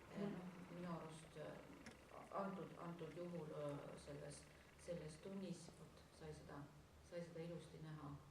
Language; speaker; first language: Estonian; non-native, local second language; Russian